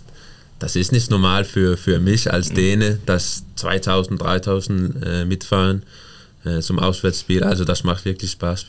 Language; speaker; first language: German; non-native, fluent; Danish